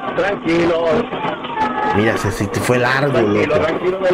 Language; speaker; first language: Spanish; native; Spanish